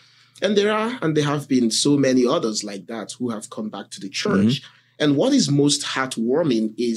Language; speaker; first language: English; non-native, local second language; Igbo